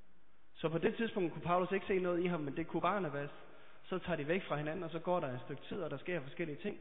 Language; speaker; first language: Danish; native; Danish